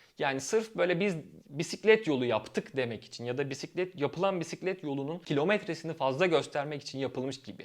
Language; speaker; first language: Turkish; native; Turkish